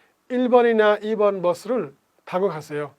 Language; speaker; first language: Korean; non-native, fluent; Bangla